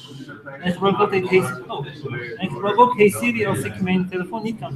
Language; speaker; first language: Dutch; non-native, fluent; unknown